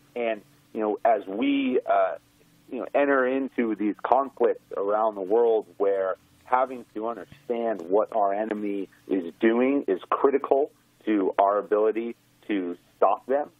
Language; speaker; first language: English; native; English